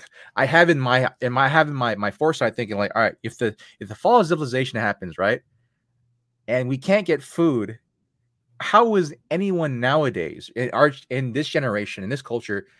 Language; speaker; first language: English; early bilingual, other home language; Filipino